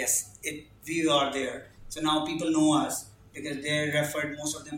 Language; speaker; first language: English; non-native, local second language; Punjabi